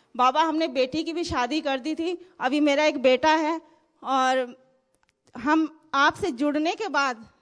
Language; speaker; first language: Hindi; native; Hindi